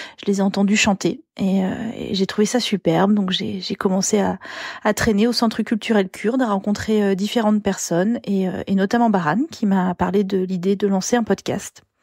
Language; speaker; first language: French; native; French